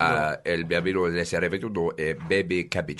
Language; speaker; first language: Italian; non-native, learner; English